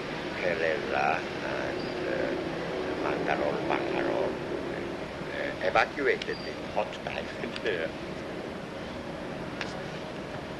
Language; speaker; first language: English; non-native, learner; Japanese